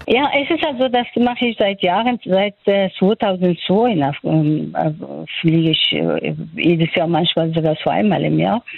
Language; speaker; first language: German; non-native, fluent; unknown